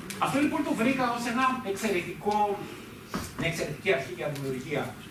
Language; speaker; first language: Greek; native; Greek